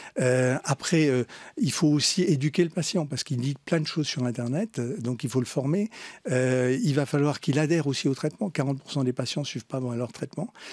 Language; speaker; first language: French; native; French